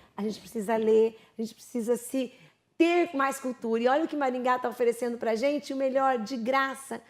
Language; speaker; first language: Portuguese; native; Portuguese